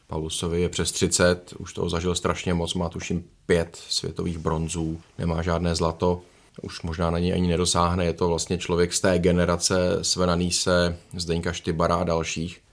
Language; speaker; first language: Czech; native; Czech